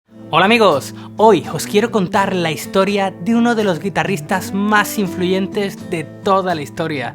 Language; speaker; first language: Spanish; native; Spanish